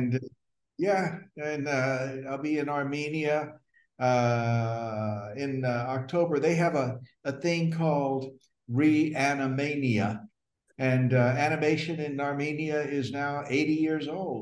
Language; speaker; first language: English; native; English